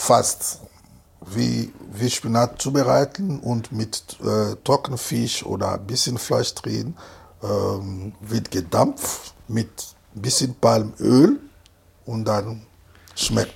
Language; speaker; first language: German; non-native, fluent; Lingala